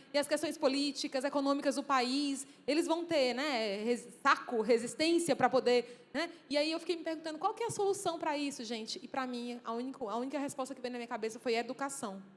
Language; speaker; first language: Portuguese; native; Portuguese